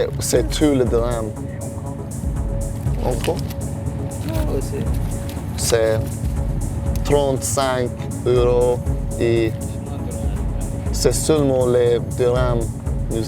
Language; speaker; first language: French; non-native, learner; English